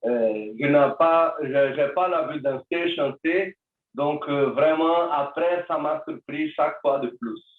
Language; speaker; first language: French; non-native, learner; Portuguese